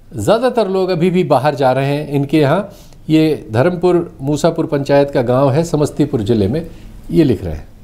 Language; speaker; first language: Hindi; native; Hindi